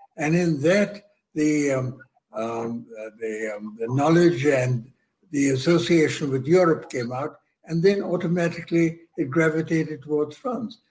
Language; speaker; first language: English; non-native, local second language; Punjabi